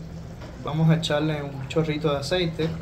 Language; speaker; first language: Spanish; native; Spanish